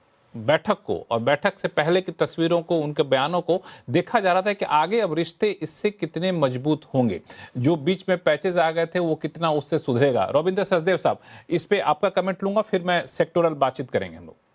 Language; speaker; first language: Hindi; native; Hindi